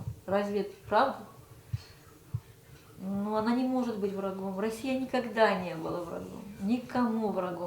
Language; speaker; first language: Russian; native; Russian